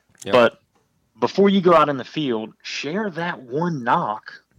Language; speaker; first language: English; native; English